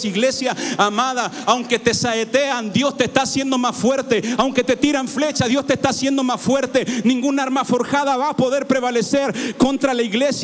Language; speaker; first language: Spanish; native; Spanish